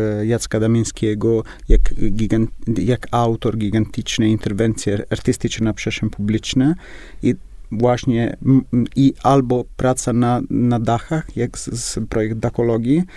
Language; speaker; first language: Polish; non-native, learner; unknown